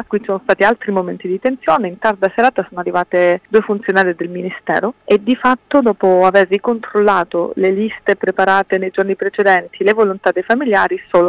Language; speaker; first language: Italian; native; Italian